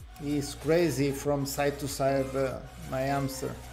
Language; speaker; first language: English; non-native, learner; Portuguese